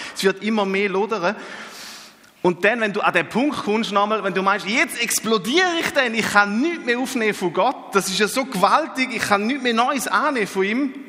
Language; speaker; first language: German; native; German